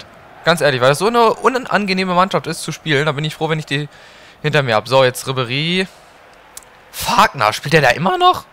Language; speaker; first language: German; native; German